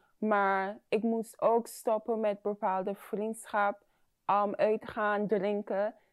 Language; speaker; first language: Dutch; non-native, fluent; English